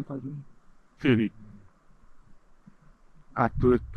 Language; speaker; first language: Russian; non-native, local second language; Uzbek